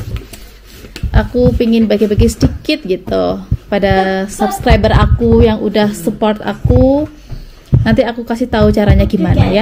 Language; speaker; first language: Indonesian; non-native, local second language; Javanese